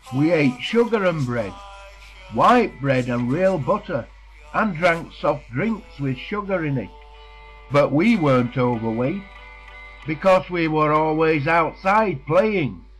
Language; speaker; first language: English; native; English